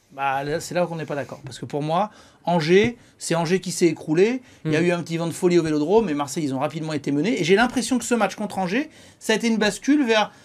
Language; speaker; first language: French; native; French